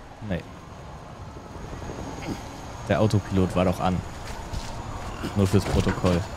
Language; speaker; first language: German; native; German